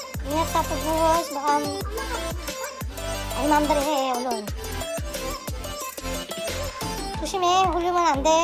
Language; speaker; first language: Korean; early bilingual, other home language; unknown